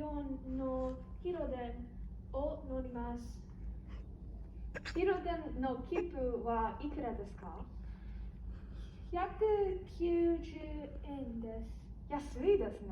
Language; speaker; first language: Japanese; non-native, learner; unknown